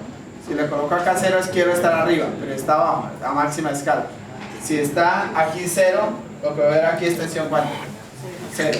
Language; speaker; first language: Spanish; native; Spanish